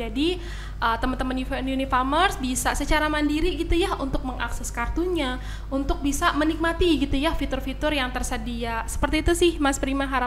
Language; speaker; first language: Indonesian; native; Indonesian